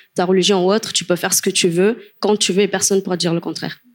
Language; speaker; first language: French; non-native, fluent; Kabuverdianu